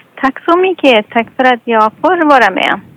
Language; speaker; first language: Swedish; non-native, fluent; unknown